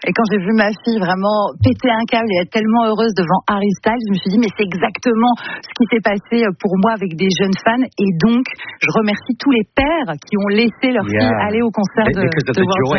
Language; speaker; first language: French; native; French